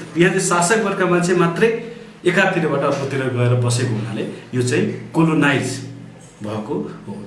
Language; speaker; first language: Nepali; non-native, local second language; Maithili